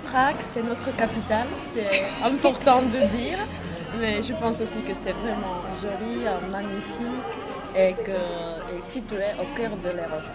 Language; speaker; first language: French; non-native, fluent; Czech